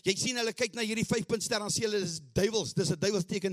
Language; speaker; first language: Afrikaans; early bilingual, heritage; Afrikaans